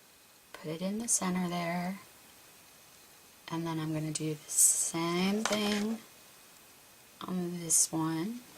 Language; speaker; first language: English; native; English